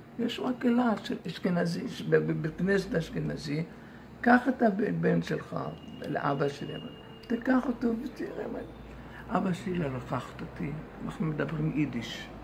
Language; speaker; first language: Hebrew; non-native, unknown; Yiddish